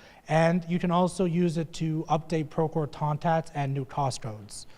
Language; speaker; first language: English; native; English